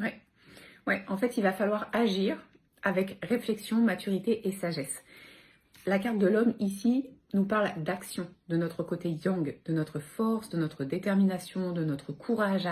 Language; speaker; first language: French; native; French